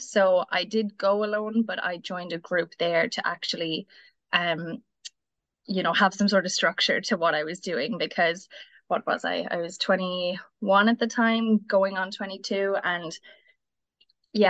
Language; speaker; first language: English; native; English